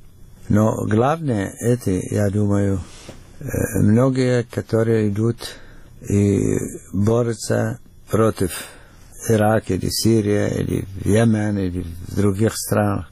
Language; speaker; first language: Russian; non-native, fluent; Arabic